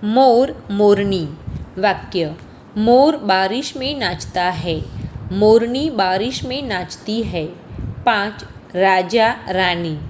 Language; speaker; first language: Hindi; non-native, local second language; Gujarati